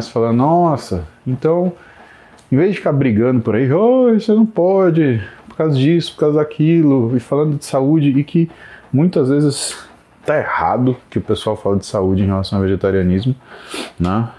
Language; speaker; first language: Portuguese; native; Portuguese